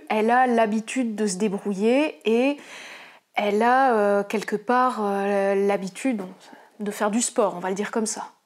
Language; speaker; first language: French; native; French